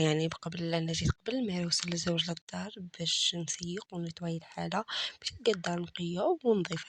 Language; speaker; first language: Arabic; native; Arabic